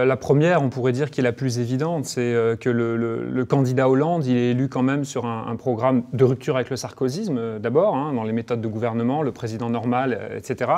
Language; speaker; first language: French; native; French